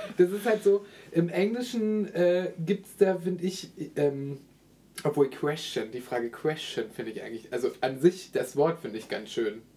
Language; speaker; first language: German; native; German